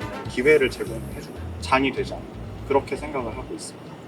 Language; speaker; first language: Korean; native; Korean